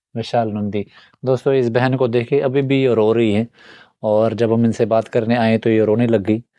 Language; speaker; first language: Hindi; native; Hindi